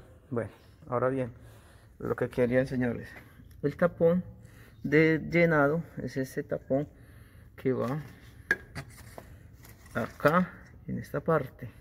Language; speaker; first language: Spanish; native; Spanish